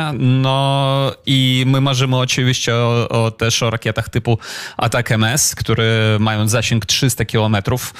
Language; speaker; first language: Polish; non-native, fluent; Ukrainian